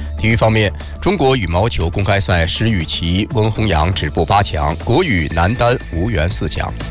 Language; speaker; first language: Chinese; native; Chinese